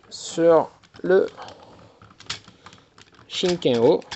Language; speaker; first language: French; native; French